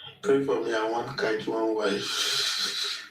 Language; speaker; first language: English; non-native, learner; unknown